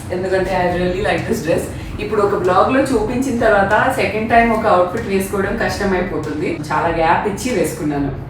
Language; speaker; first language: Telugu; non-native, local second language; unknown